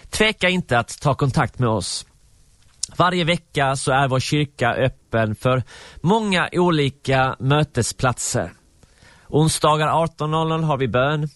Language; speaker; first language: Swedish; native; Swedish